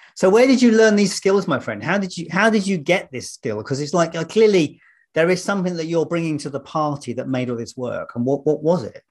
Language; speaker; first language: English; native; English